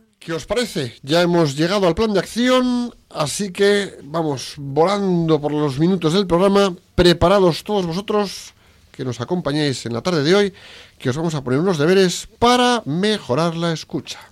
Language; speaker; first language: Spanish; native; Spanish